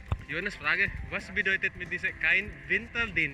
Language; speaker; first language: German; non-native, learner; Filipino